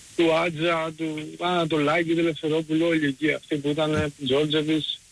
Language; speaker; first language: Greek; early bilingual, heritage; Greek